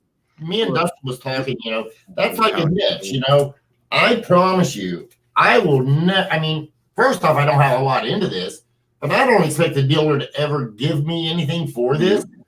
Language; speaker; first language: English; native; English